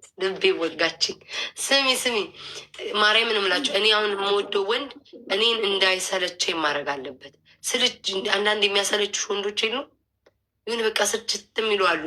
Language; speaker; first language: Amharic; native; Amharic